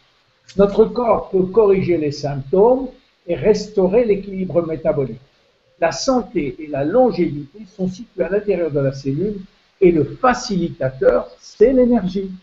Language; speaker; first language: French; native; French